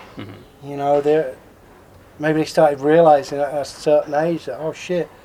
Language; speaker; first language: English; native; English